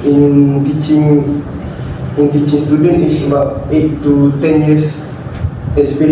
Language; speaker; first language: English; non-native, learner; Malay